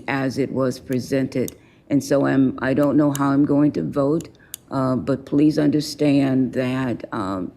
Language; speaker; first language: English; native; English